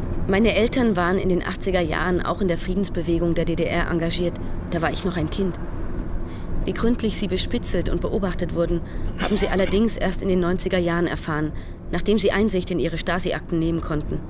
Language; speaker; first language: German; native; German